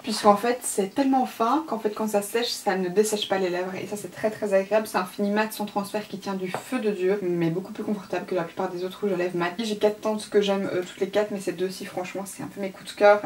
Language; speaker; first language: French; native; French